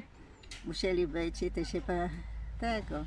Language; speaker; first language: Polish; early bilingual, heritage; Polish